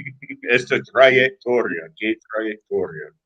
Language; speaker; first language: Spanish; non-native, learner; English